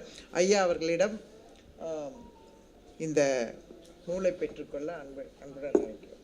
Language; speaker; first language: Tamil; native; Tamil